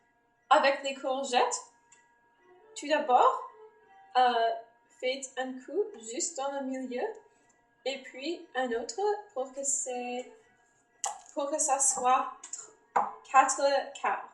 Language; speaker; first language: French; non-native, learner; English